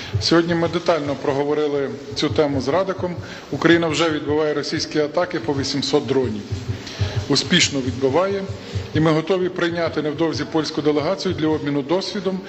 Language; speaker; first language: Ukrainian; native; Ukrainian